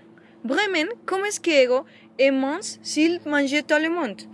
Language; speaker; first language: French; non-native, learner; Spanish